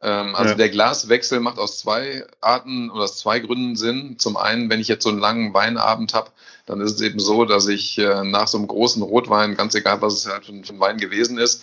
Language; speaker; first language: German; native; German